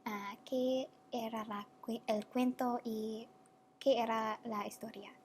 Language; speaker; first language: Spanish; non-native, learner; English